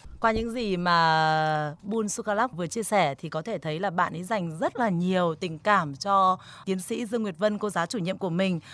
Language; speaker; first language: Vietnamese; native; Vietnamese